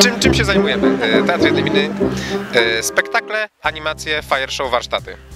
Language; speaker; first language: Polish; native; Polish